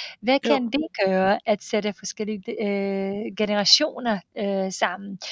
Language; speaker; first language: Danish; non-native, fluent; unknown